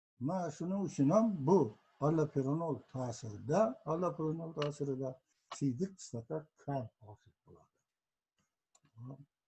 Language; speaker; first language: Uzbek; native; Uzbek